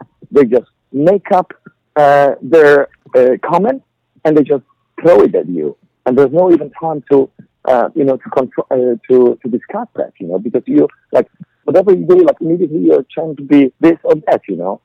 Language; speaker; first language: English; non-native, fluent; Polish